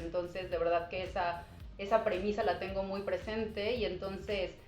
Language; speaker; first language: Spanish; native; Spanish